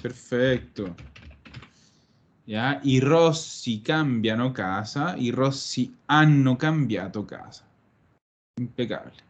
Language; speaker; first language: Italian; non-native, fluent; Spanish